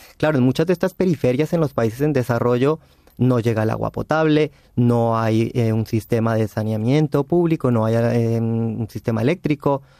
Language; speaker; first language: Spanish; native; Spanish